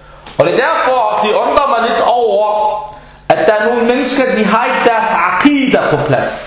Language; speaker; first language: Danish; non-native, fluent; Arabic